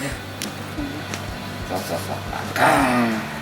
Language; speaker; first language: Japanese; native; Japanese